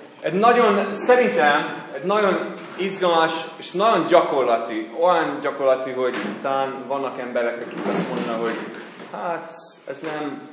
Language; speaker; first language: Hungarian; non-native, fluent; English